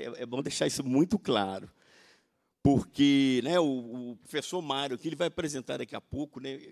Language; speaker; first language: Portuguese; native; Portuguese